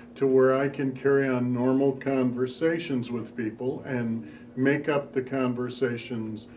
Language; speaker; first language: English; native; English